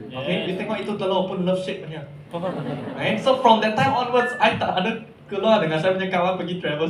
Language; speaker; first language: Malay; non-native, local second language; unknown